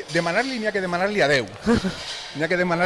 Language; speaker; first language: Catalan; native; Catalan